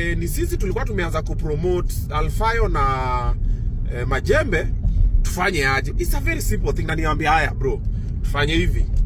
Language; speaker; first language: Swahili; native; Swahili